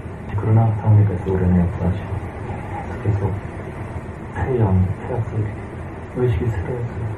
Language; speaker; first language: Korean; native; Korean